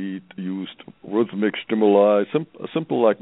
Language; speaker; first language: English; non-native, fluent; German